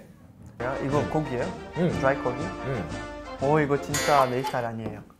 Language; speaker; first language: Korean; non-native, learner; Portuguese